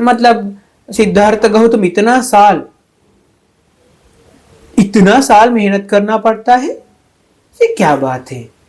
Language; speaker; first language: Hindi; non-native, fluent; Sinhala